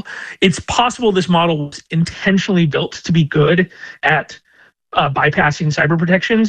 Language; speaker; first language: English; native; English